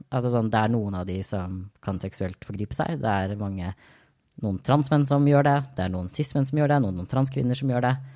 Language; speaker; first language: Norwegian; native; Norwegian